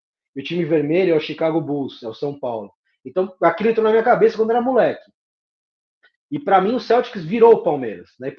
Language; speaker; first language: Portuguese; native; Portuguese